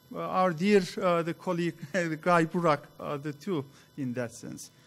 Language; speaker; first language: English; non-native, fluent; Turkish